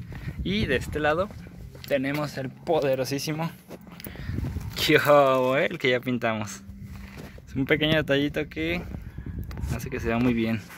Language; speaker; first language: Spanish; native; Spanish